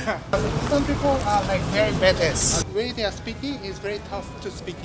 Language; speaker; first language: English; non-native, learner; Korean